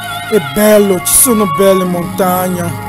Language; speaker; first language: Italian; non-native, learner; Dyula